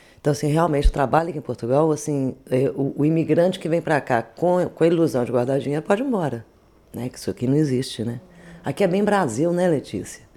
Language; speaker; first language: Portuguese; native; Portuguese